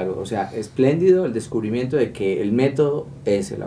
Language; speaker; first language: Spanish; native; Spanish